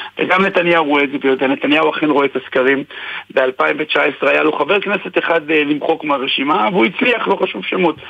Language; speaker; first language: Hebrew; native; Hebrew